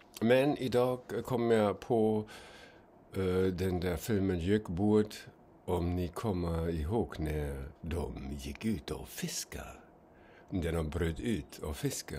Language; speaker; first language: Swedish; non-native, fluent; German